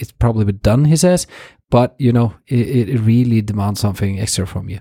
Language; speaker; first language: English; non-native, fluent; Norwegian